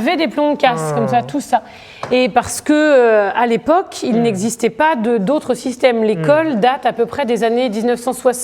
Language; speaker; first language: French; native; French